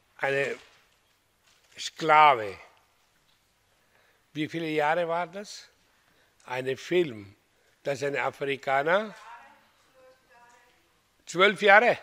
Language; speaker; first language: German; non-native, fluent; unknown